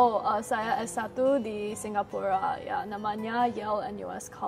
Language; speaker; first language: Indonesian; non-native, learner; Chinese